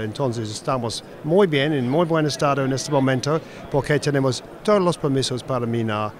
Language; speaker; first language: Spanish; non-native, fluent; English